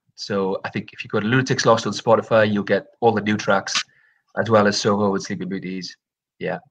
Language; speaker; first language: English; native; English